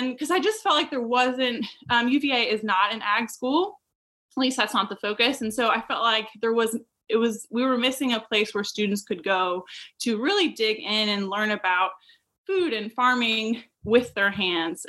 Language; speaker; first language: English; native; English